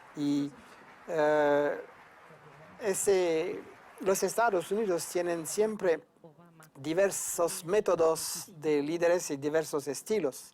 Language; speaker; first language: Spanish; non-native, fluent; French